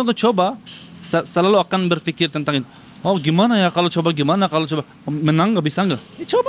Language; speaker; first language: Indonesian; non-native, learner; Turkish